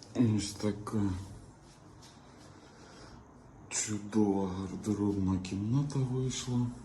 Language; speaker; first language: Ukrainian; native; Ukrainian